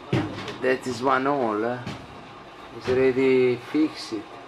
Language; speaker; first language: English; non-native, learner; Italian